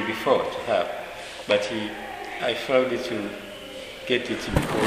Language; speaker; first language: English; non-native, local second language; Swahili